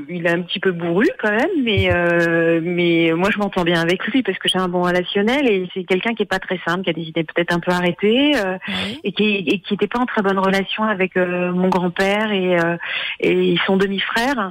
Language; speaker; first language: French; native; French